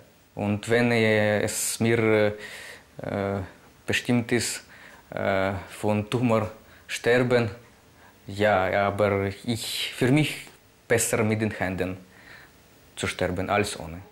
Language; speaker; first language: German; non-native, fluent; Ukrainian